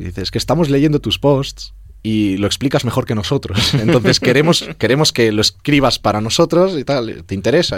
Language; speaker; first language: Spanish; non-native, local second language; Catalan